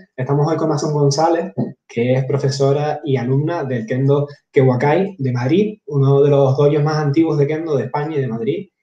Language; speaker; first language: Spanish; native; Spanish